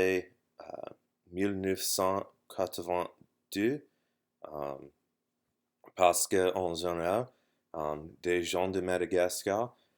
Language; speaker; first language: French; non-native, learner; English